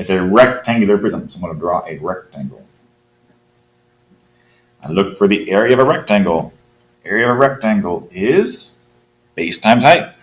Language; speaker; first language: English; native; English